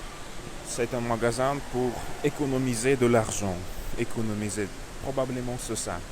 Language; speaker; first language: French; non-native, learner; Russian